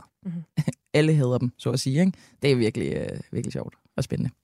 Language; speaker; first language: Danish; native; Danish